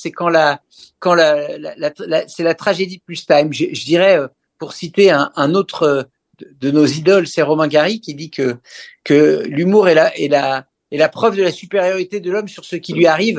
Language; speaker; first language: French; native; French